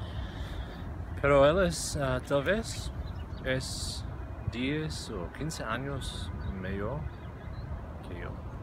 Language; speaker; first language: Spanish; non-native, fluent; English